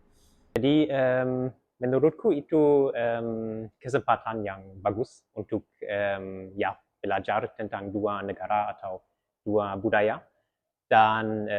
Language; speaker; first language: Indonesian; early bilingual, heritage; German